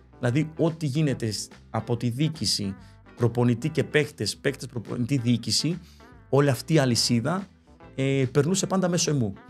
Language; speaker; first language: Greek; early bilingual, other home language; Spanish